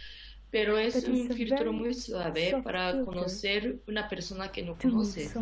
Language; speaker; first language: Spanish; non-native, learner; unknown